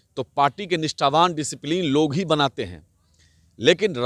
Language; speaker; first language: Hindi; native; Hindi